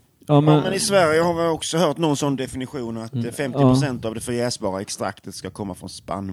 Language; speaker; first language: Swedish; native; Swedish